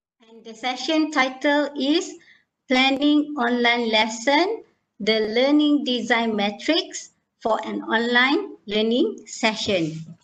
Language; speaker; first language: English; non-native, local second language; Malay